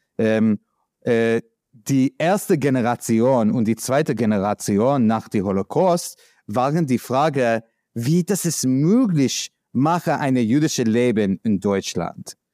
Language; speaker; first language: German; non-native, learner; English